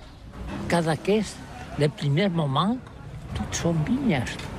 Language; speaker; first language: French; non-native, learner; Catalan